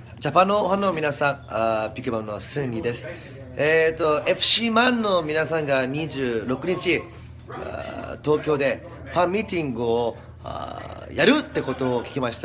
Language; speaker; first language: Japanese; non-native, fluent; Korean